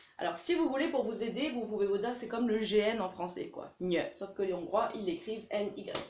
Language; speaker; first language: French; native; French